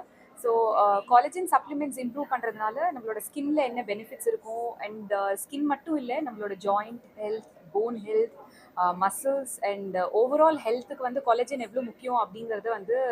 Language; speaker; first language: Tamil; native; Tamil